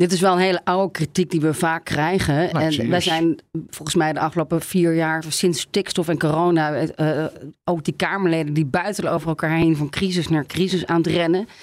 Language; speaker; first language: Dutch; native; Dutch